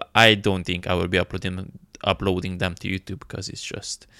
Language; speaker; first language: English; non-native, fluent; Romanian